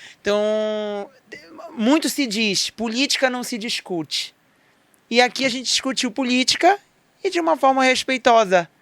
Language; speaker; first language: Portuguese; native; Portuguese